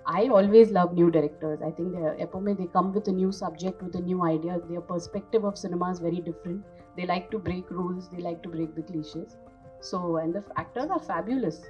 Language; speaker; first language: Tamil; non-native, fluent; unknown